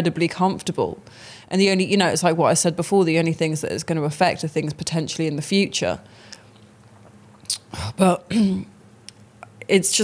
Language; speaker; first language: English; native; English